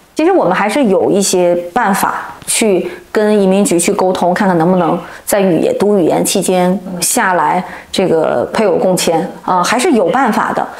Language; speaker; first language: Chinese; native; Chinese